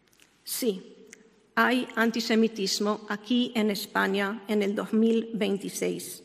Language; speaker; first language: Spanish; non-native, fluent; Hebrew